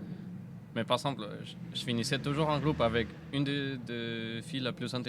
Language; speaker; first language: French; non-native, fluent; Spanish